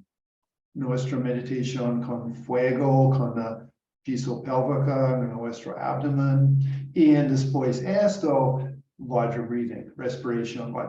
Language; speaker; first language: Spanish; non-native, learner; English